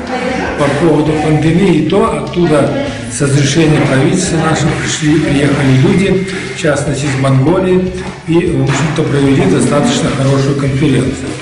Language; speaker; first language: Russian; native; Russian